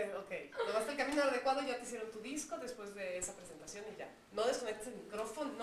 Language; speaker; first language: Spanish; native; Spanish